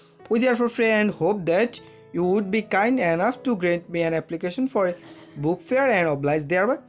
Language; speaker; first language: English; non-native, local second language; Bangla